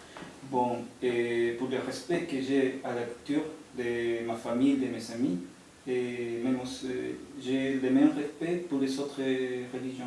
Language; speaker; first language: French; non-native, fluent; Spanish